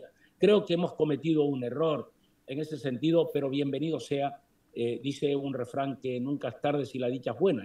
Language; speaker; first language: Spanish; native; Spanish